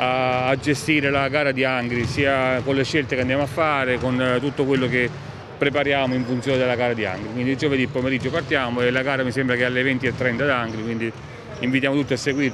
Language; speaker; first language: Italian; native; Italian